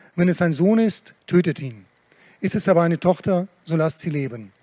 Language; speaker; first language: German; early bilingual, other home language; Russian